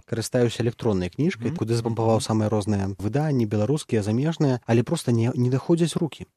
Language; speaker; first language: Belarusian; native; Belarusian